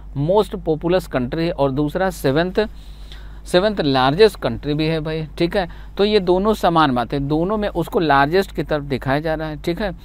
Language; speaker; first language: Hindi; native; Hindi